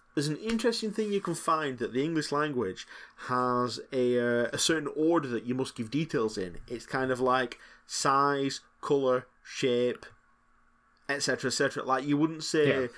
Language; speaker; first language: English; native; English